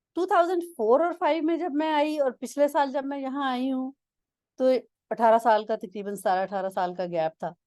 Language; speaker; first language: Urdu; non-native, local second language; Punjabi